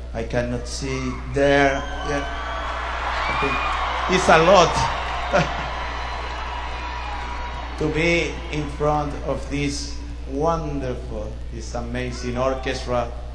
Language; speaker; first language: English; non-native, fluent; Spanish